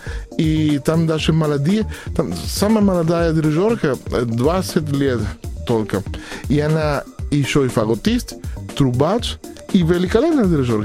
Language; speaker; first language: Russian; non-native, learner; Spanish